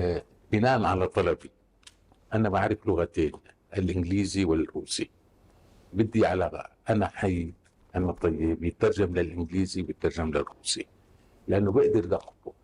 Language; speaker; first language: Arabic; native; Arabic